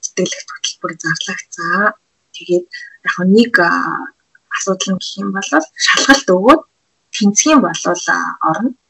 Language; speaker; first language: Mongolian; native; Mongolian